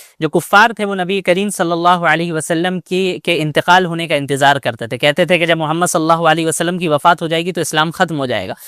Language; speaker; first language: Urdu; native; Urdu